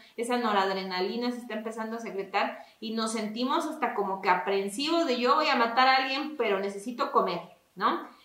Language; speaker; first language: Spanish; native; Spanish